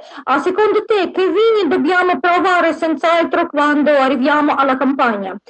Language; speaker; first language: Italian; non-native, learner; Russian